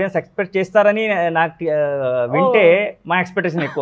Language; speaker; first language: Telugu; non-native, learner; Kannada